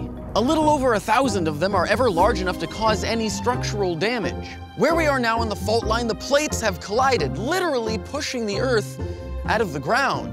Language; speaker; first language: English; native; English